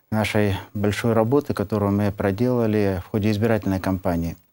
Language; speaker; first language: Russian; native; Russian